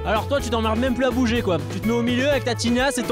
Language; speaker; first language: French; native; French